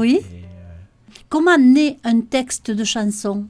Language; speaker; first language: French; native; French